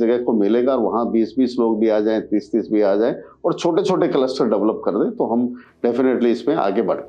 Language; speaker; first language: Hindi; native; Hindi